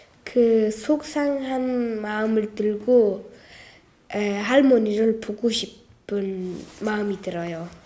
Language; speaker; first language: Korean; early bilingual, other home language; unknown